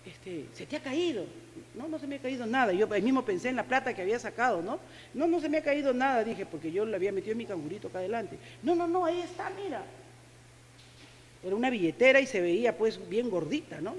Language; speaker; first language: Spanish; native; Spanish